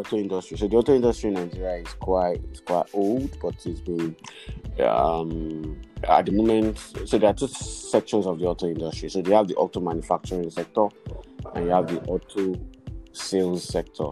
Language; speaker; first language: English; non-native, local second language; Yoruba